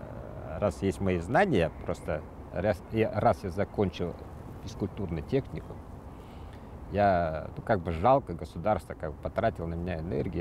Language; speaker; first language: Russian; native; Russian